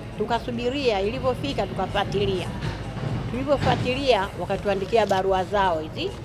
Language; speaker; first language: Swahili; native; Swahili